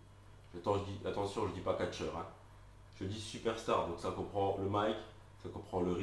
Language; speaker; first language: French; native; French